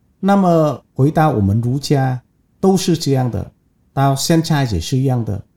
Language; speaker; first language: Chinese; non-native, fluent; Vietnamese